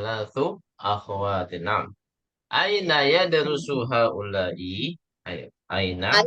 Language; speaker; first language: Arabic; non-native, fluent; Indonesian